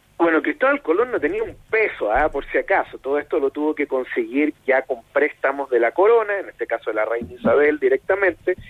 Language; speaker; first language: Spanish; native; Spanish